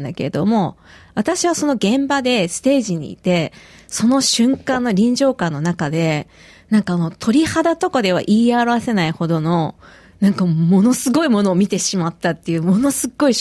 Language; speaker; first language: Japanese; native; Japanese